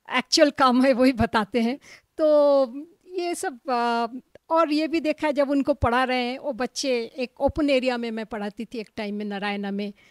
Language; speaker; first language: Hindi; non-native, local second language; Bangla